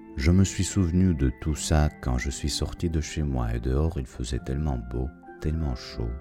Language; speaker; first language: French; non-native, fluent; Russian